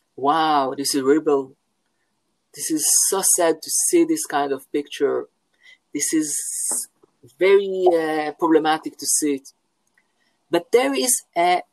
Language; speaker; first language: English; non-native, fluent; Hebrew